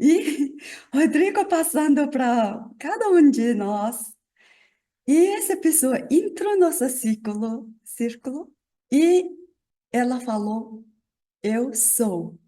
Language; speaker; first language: Portuguese; non-native, learner; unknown